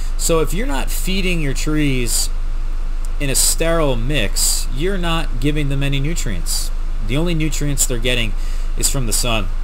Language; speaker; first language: English; native; English